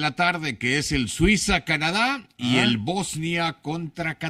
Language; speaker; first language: Spanish; native; Spanish